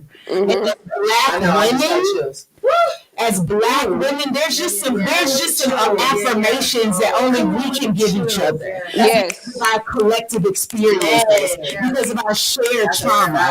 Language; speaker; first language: English; native; English